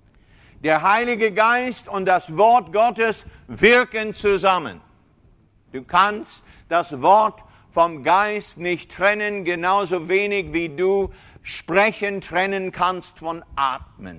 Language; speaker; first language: German; non-native, fluent; English